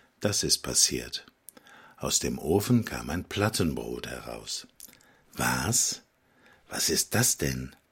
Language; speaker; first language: German; non-native, fluent; Slovak